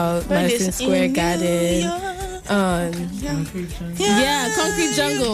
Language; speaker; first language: English; non-native, local second language; Akan